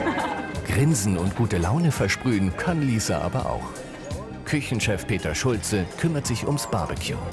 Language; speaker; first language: German; native; German